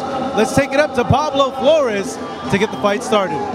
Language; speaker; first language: English; native; English